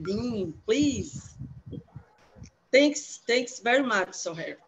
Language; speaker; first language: English; non-native, learner; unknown